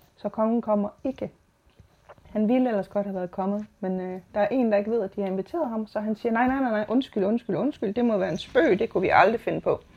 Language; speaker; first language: Danish; native; Danish